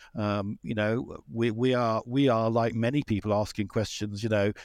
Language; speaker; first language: English; native; English